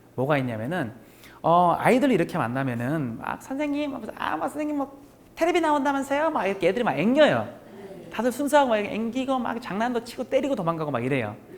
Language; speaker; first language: Korean; native; Korean